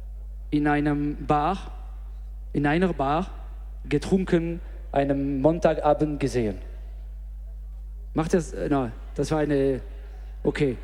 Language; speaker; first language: German; non-native, learner; English